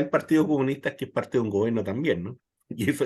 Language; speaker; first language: Spanish; native; Spanish